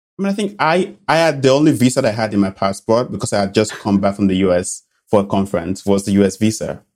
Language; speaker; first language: English; non-native, local second language; Bini